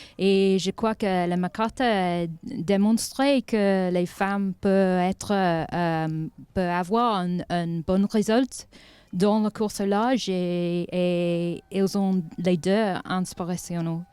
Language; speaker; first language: French; non-native, learner; English